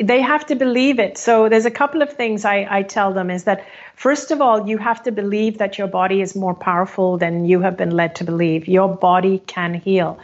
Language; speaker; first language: English; native; English